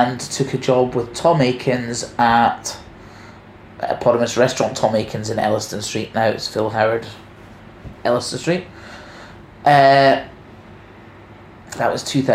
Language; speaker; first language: English; native; English